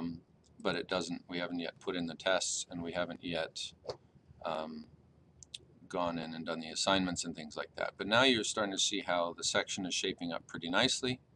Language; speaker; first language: English; native; English